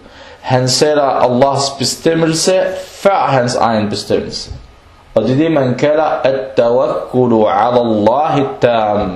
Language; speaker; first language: Danish; non-native, local second language; Arabic